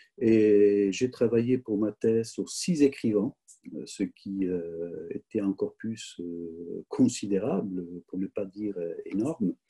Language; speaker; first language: French; non-native, fluent; Spanish